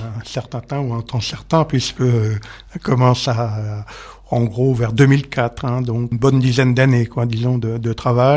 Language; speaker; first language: French; native; French